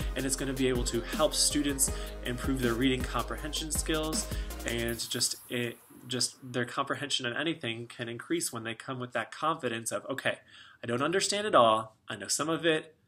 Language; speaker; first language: English; native; English